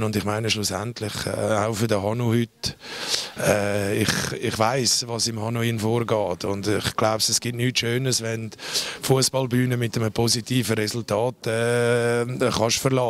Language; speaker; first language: German; native; German